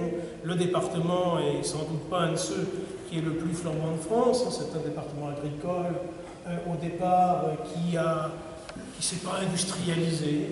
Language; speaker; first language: French; native; French